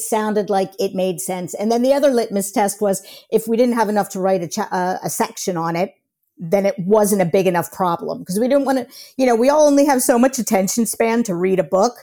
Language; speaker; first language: English; native; English